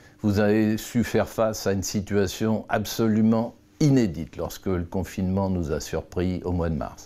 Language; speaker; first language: French; native; French